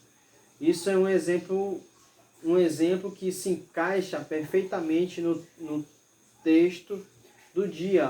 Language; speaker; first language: Portuguese; native; Portuguese